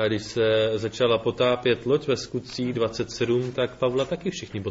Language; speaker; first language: Czech; native; Czech